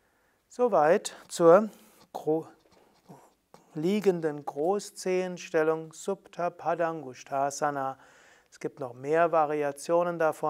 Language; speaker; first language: German; native; German